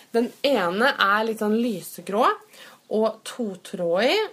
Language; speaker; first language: Norwegian; native; Norwegian